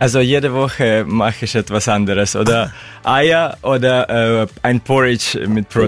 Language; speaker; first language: German; non-native, learner; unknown